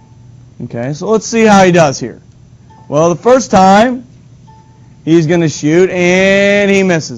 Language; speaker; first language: English; native; English